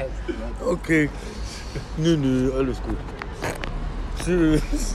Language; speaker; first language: German; native; German